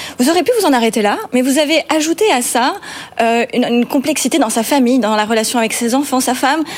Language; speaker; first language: French; native; French